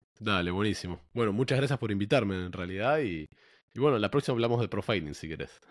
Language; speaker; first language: Spanish; native; Spanish